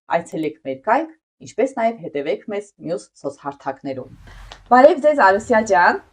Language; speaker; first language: Armenian; native; Armenian